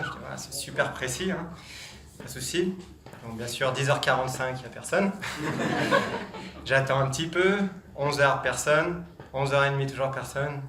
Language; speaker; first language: French; native; French